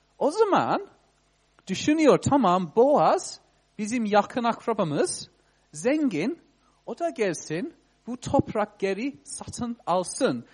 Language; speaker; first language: Turkish; non-native, fluent; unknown